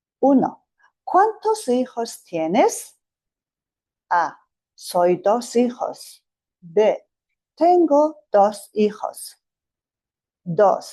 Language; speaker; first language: Spanish; non-native, fluent; Mongolian